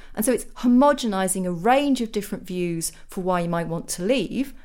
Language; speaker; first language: English; native; English